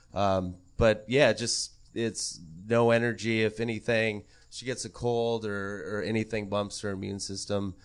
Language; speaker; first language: English; native; English